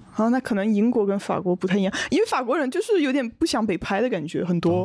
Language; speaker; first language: Chinese; non-native, fluent; French